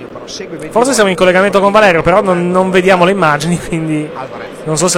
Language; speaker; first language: Italian; native; Italian